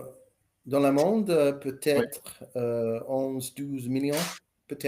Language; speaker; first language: French; non-native, learner; English